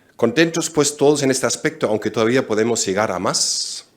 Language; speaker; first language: Spanish; non-native, fluent; German